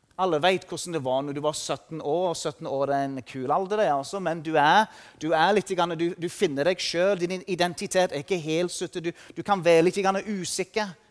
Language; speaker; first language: Norwegian; non-native, fluent; English